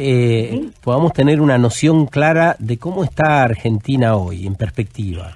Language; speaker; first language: Spanish; native; Spanish